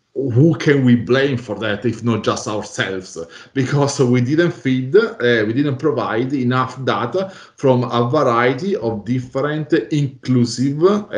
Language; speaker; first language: English; non-native, fluent; Italian